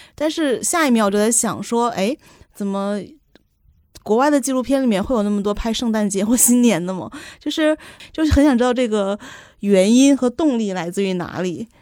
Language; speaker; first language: Chinese; native; Chinese